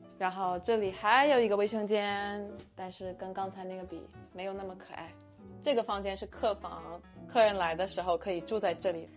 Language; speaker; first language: Chinese; non-native, fluent; English